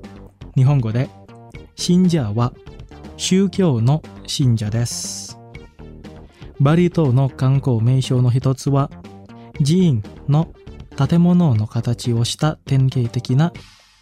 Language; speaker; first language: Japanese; non-native, fluent; Indonesian